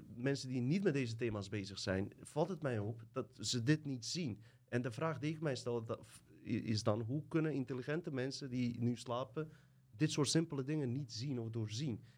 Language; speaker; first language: Dutch; early bilingual, other home language; Bosnian